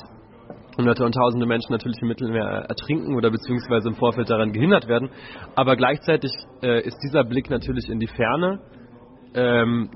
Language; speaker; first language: German; native; German